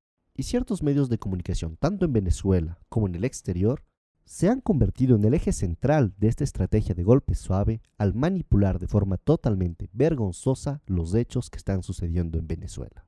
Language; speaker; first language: Spanish; native; Spanish